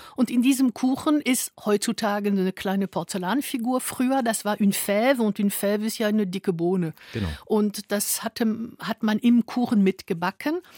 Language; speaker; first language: German; non-native, fluent; French